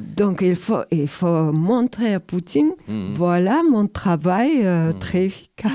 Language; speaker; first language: French; non-native, learner; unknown